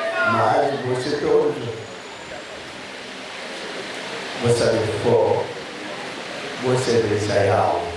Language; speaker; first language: Portuguese; non-native, learner; Lingala